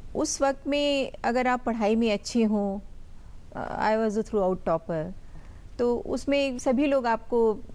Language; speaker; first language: Hindi; native; Hindi